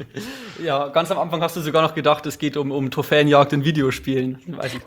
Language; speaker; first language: German; native; German